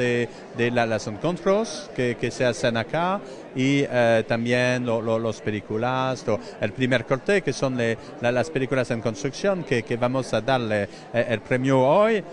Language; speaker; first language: Spanish; non-native, fluent; French